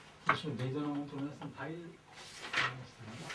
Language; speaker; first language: Japanese; non-native, learner; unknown